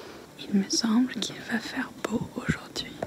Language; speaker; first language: French; non-native, fluent; English